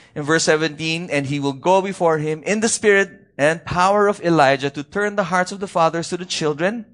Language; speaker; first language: English; non-native, local second language; Filipino